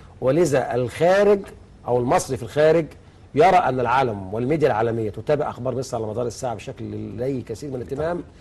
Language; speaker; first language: Egyptian Arabic; native; Egyptian Arabic